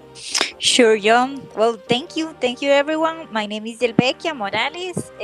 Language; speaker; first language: English; non-native, learner; Spanish